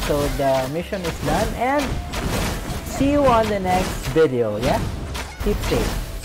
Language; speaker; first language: English; non-native, local second language; Filipino